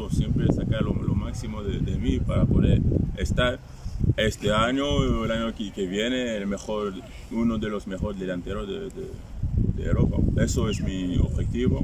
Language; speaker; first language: Spanish; non-native, fluent; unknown